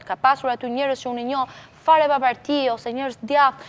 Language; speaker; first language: Albanian; native; Albanian